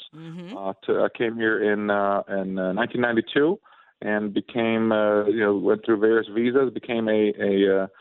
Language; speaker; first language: English; non-native, fluent; Swedish